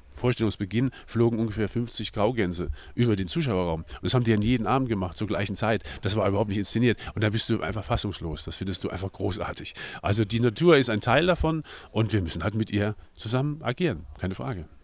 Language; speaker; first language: German; native; German